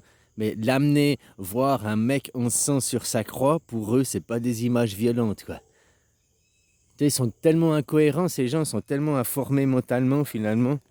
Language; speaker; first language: French; native; French